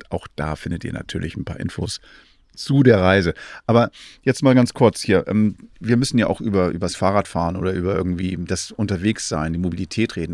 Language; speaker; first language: German; native; German